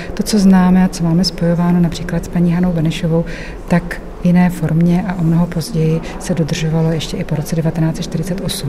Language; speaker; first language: Czech; native; Czech